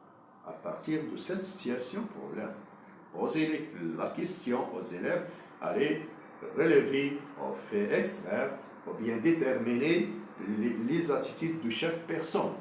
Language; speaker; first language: French; non-native, local second language; Arabic